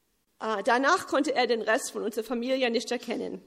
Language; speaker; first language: German; early bilingual, heritage; English